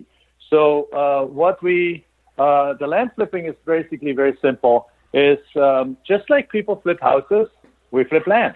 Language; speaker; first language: English; non-native, fluent; German